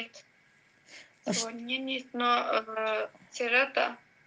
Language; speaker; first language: Russian; non-native, learner; Azerbaijani